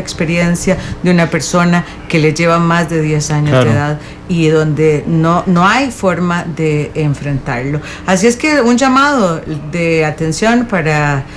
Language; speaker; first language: Spanish; native; Spanish